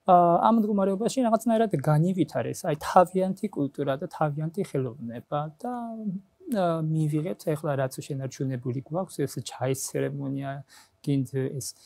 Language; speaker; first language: Georgian; non-native, fluent; Japanese